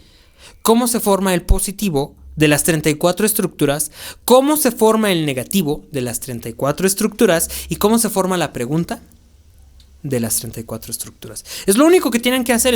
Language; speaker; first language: Spanish; native; Spanish